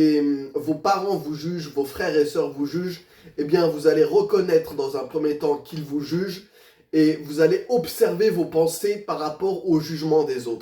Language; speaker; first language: French; native; French